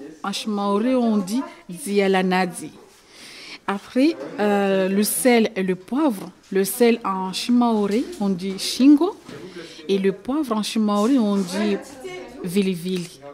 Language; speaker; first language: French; non-native, local second language; Comorian